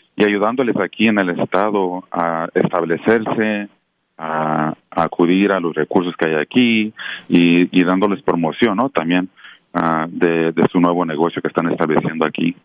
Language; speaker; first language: Spanish; native; Spanish